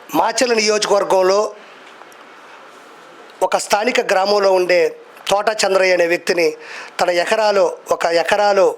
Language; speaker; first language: Telugu; native; Telugu